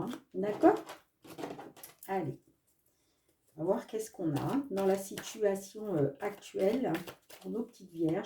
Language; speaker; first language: French; native; French